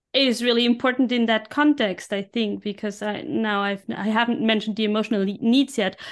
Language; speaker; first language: English; non-native, fluent; German